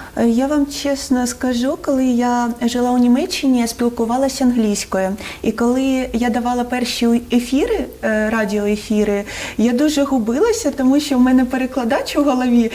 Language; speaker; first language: Ukrainian; non-native, local second language; Russian